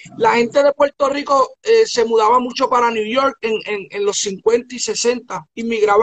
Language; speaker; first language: Spanish; native; Spanish